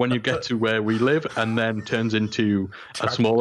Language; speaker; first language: English; native; English